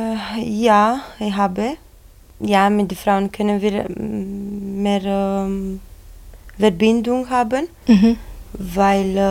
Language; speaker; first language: German; non-native, learner; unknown